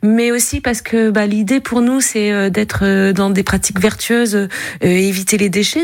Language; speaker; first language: French; native; French